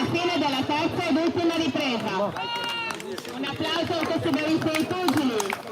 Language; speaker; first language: Italian; native; Italian